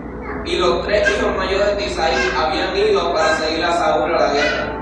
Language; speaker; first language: Spanish; native; Spanish